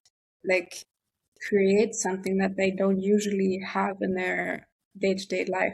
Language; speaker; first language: English; non-native, fluent; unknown